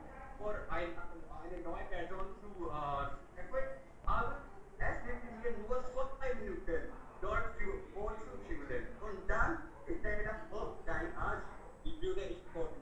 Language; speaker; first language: German; non-native, learner; Hindi